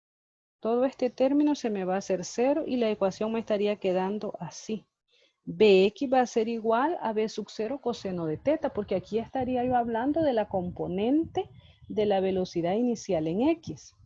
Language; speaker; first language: Spanish; native; Spanish